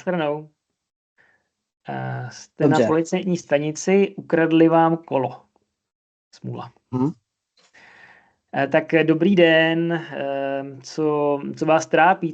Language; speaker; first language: Czech; non-native, fluent; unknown